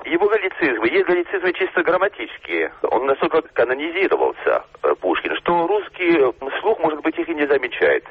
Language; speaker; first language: Russian; non-native, fluent; French